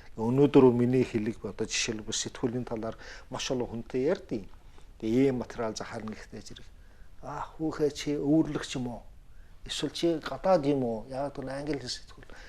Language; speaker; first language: Mongolian; early bilingual, heritage; Mongolian